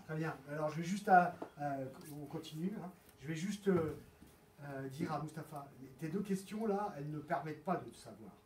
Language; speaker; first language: French; native; French